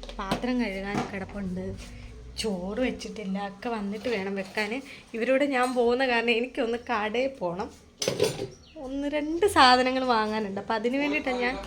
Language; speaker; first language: Malayalam; native; Malayalam